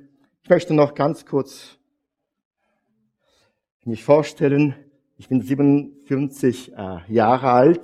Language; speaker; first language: German; non-native, fluent; Russian